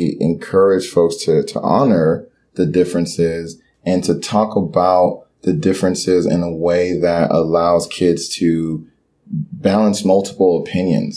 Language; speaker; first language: English; early bilingual, other home language; Haitian Creole